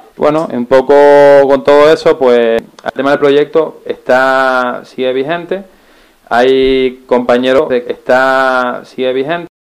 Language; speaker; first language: Spanish; native; Spanish